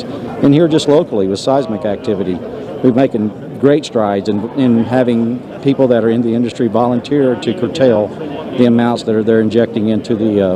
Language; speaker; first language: English; native; English